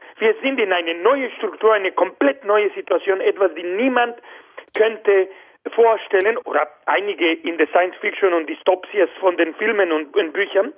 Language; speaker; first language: German; non-native, fluent; Spanish